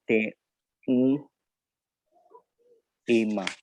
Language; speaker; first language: Portuguese; non-native, learner; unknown